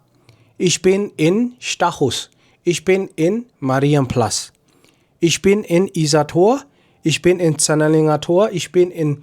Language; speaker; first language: German; non-native, fluent; Burmese